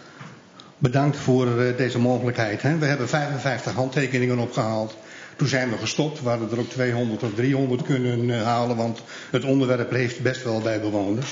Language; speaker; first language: Dutch; native; Dutch